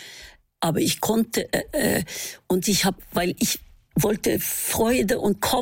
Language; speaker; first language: German; non-native, fluent; Norwegian